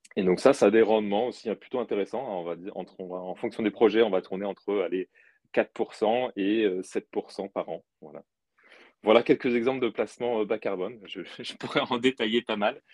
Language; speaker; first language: French; native; French